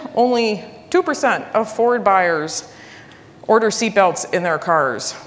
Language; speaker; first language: English; native; English